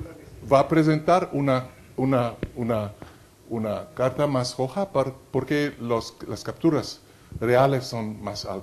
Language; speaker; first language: Spanish; non-native, fluent; French